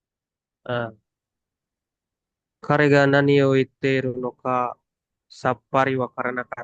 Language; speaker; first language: Japanese; non-native, learner; Indonesian